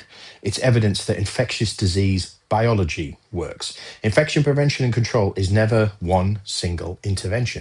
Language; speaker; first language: English; native; English